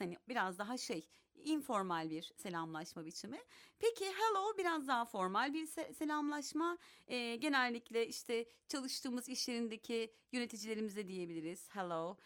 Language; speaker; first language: Turkish; native; Turkish